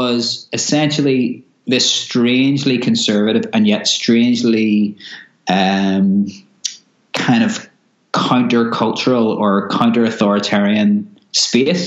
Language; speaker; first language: English; native; English